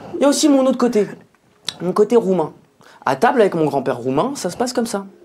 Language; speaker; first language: French; native; French